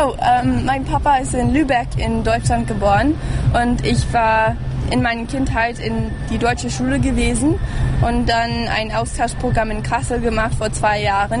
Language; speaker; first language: German; early bilingual, heritage; English